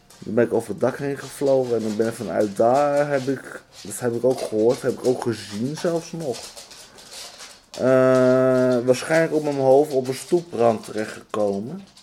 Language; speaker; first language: Dutch; native; Dutch